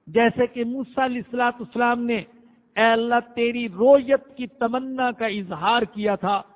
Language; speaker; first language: Urdu; non-native, local second language; Punjabi